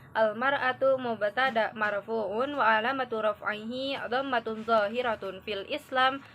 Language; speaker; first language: Arabic; non-native, learner; Indonesian